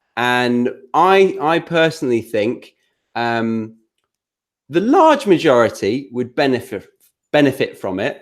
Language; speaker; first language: English; native; English